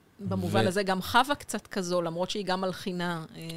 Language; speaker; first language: Hebrew; native; Hebrew